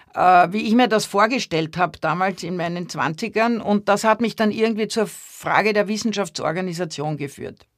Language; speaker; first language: German; native; German